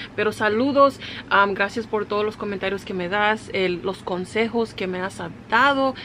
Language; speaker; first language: Spanish; early bilingual, heritage; Spanish